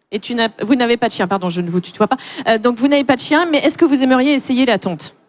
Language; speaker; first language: French; native; French